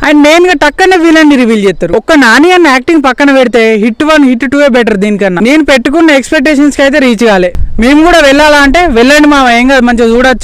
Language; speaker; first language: Telugu; native; Telugu